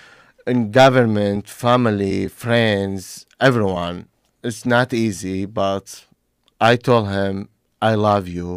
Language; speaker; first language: English; non-native, learner; Arabic